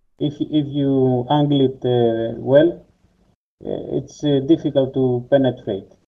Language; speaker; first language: English; non-native, learner; Greek